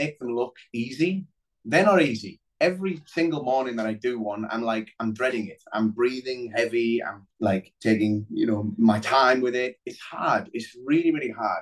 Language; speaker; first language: English; native; English